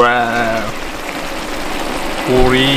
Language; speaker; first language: Korean; non-native, learner; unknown